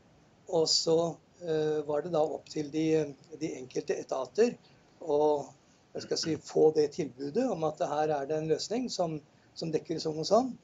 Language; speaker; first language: Norwegian; native; Norwegian